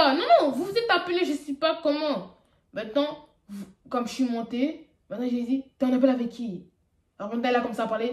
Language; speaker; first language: French; native; French